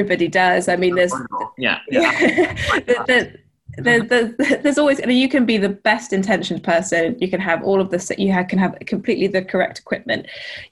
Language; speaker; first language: English; native; English